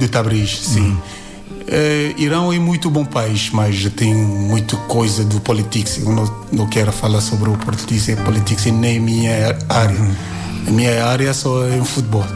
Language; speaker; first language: Portuguese; non-native, learner; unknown